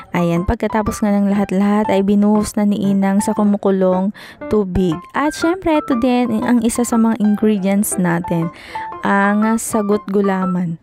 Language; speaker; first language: Filipino; non-native, local second language; Iloko